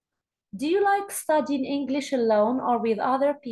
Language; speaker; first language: English; non-native, fluent; Arabic